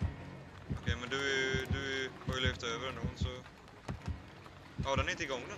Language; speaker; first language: Swedish; native; Swedish